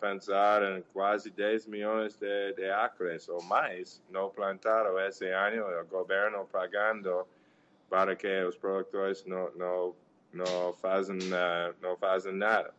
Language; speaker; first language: Portuguese; non-native, learner; English